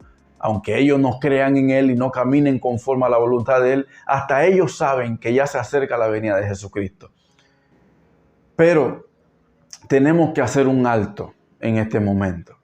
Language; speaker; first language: Spanish; native; Spanish